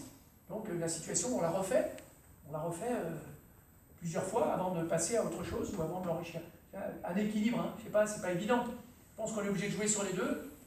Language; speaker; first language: French; native; French